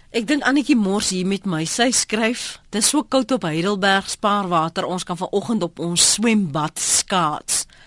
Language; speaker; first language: Afrikaans; native; Afrikaans